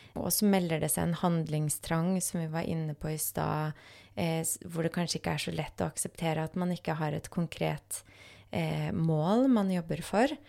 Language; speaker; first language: Norwegian; early bilingual, other home language; Polish